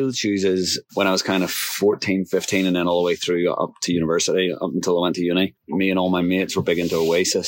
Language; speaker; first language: English; native; English